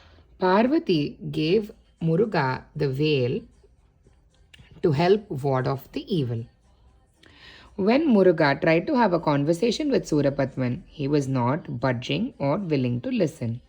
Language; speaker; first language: English; non-native, local second language; Tamil